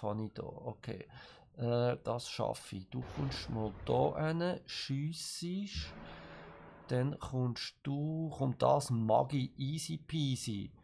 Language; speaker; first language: German; native; German